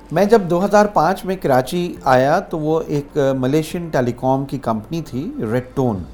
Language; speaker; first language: Urdu; native; Urdu